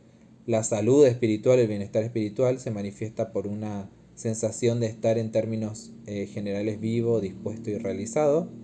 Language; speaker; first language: Spanish; native; Spanish